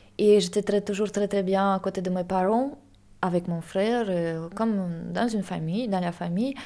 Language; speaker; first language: French; non-native, fluent; Russian